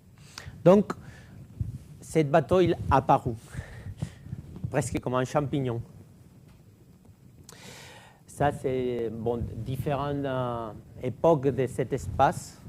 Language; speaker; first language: French; non-native, fluent; Catalan